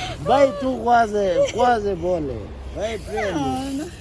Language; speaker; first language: Italian; non-native, learner; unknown